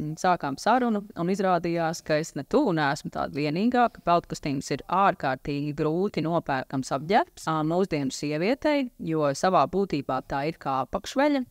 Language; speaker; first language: Latvian; native; Latvian